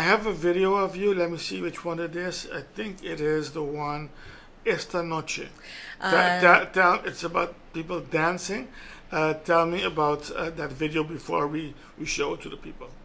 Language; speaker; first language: English; non-native, local second language; Papiamento